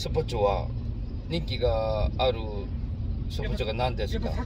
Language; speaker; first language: Japanese; non-native, learner; Korean